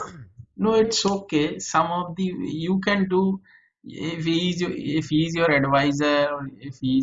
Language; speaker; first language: English; native; English